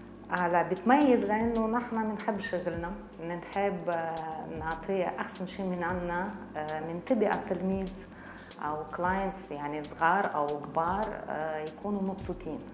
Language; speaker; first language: Arabic; non-native, fluent; Russian